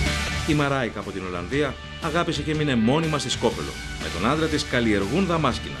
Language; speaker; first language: Greek; native; Greek